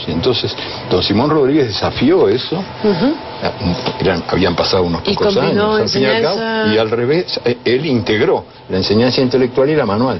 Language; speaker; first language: Spanish; native; Spanish